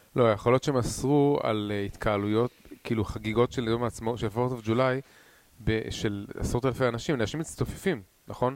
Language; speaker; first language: Hebrew; native; Hebrew